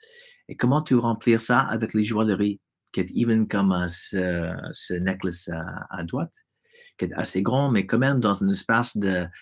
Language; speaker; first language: French; non-native, fluent; English